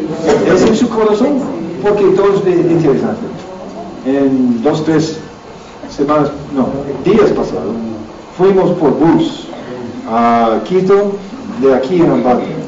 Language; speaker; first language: Spanish; non-native, learner; English